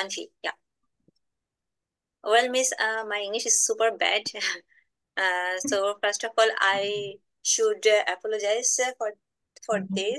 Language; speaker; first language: English; non-native, learner; Bangla